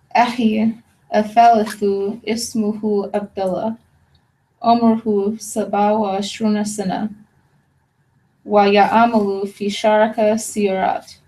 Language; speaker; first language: Arabic; non-native, learner; English